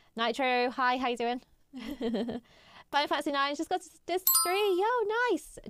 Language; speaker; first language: English; native; English